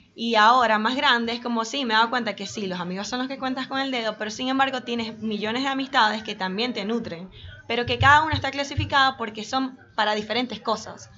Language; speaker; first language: Spanish; native; Spanish